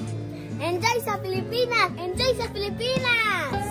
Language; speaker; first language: Filipino; non-native, learner; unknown